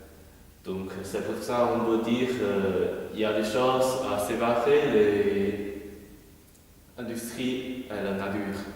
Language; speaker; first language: French; non-native, learner; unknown